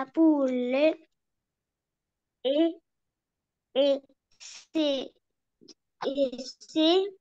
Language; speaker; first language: French; non-native, learner; Arabic